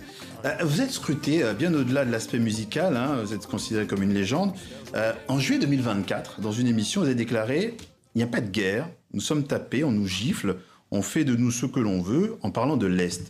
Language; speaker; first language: French; native; French